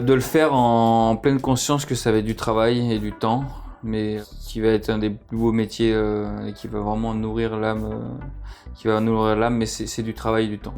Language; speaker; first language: French; native; French